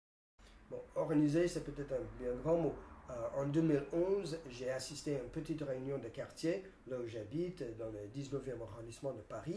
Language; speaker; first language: French; non-native, fluent; English